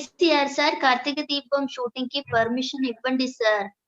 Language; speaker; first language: Telugu; non-native, learner; Malayalam